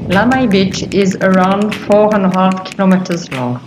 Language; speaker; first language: English; non-native, fluent; French